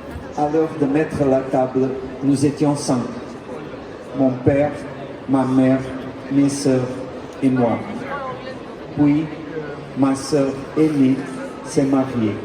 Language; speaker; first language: French; non-native, fluent; Portuguese